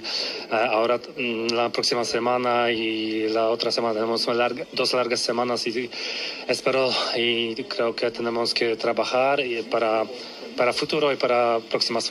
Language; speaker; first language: Spanish; non-native, learner; Polish